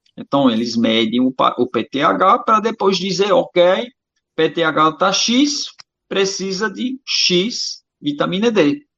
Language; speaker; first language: Portuguese; non-native, fluent; German